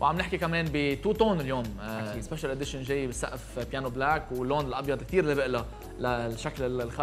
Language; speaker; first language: Arabic; native; Arabic